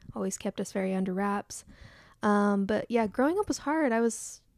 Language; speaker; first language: English; native; English